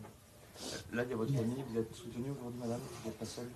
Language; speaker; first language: French; native; French